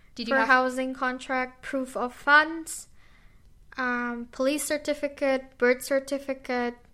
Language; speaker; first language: English; non-native, fluent; Indonesian